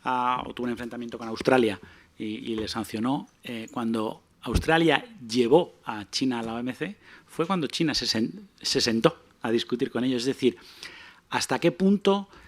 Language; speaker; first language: Spanish; native; Spanish